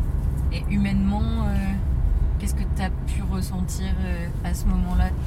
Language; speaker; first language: French; native; French